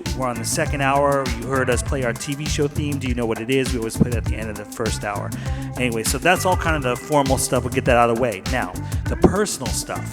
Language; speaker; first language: English; native; English